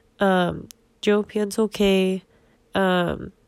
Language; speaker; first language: Spanish; non-native, learner; English